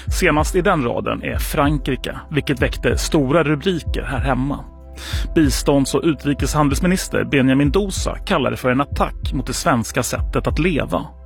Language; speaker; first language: Swedish; native; Swedish